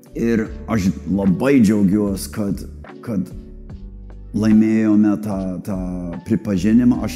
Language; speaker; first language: Lithuanian; early bilingual, heritage; English